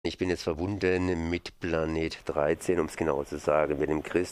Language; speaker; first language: German; native; German